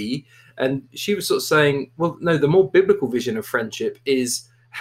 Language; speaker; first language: English; native; English